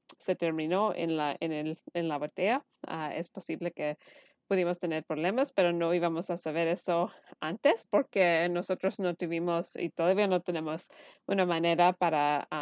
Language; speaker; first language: Spanish; early bilingual, heritage; Spanish